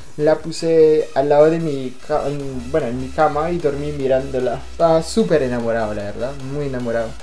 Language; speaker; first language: Spanish; non-native, fluent; French